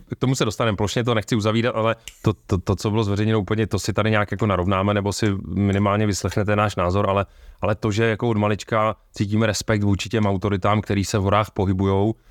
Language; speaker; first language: Czech; native; Czech